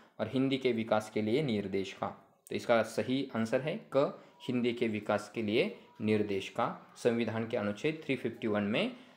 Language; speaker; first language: Hindi; non-native, local second language; Marathi